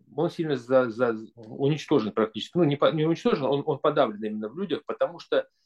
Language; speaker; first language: Russian; native; Russian